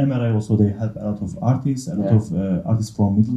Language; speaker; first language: English; non-native, learner; Kurdish